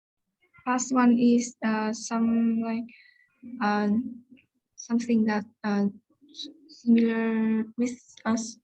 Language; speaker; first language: English; non-native, learner; Vietnamese